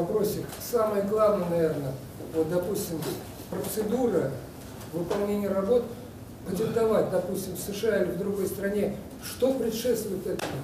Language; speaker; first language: Russian; native; Russian